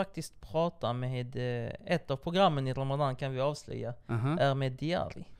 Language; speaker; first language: Swedish; native; Swedish